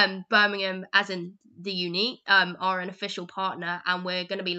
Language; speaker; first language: English; native; English